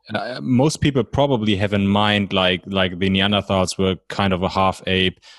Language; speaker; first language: English; non-native, fluent; German